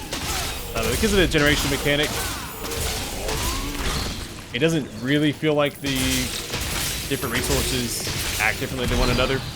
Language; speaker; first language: English; native; English